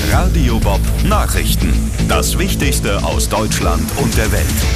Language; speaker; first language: German; native; German